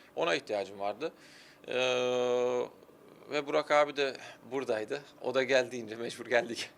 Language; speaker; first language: Turkish; early bilingual, heritage; Turkish